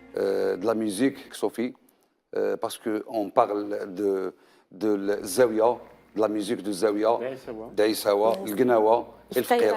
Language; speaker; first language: French; non-native, learner; Arabic